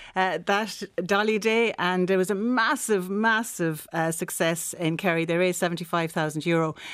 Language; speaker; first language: English; native; English